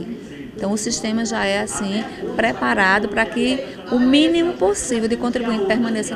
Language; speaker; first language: Portuguese; native; Portuguese